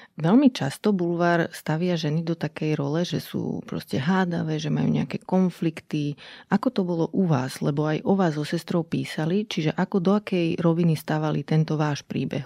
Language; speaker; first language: Slovak; native; Slovak